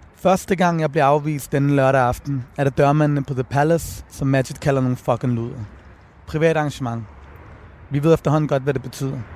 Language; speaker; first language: Danish; early bilingual, other home language; Persian